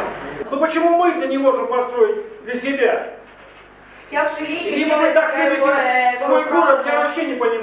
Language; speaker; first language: Russian; native; Russian